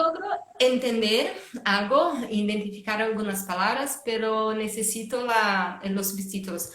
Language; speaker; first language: Spanish; non-native, fluent; Portuguese